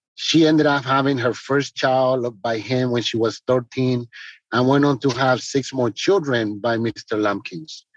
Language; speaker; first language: English; non-native, fluent; Spanish